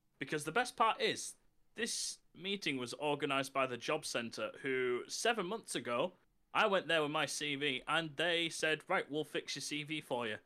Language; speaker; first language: English; native; English